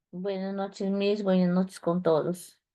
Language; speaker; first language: Spanish; native; Spanish